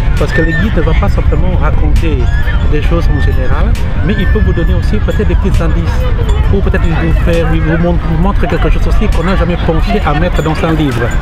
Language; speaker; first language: French; non-native, fluent; Balinese